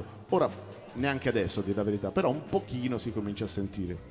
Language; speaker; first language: Italian; native; Italian